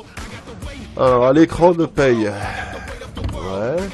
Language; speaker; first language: French; native; French